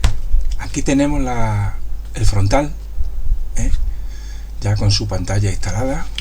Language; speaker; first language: Spanish; native; Spanish